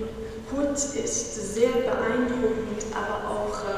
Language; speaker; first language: German; non-native, fluent; Persian